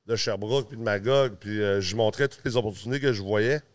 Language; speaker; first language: French; early bilingual, other home language; English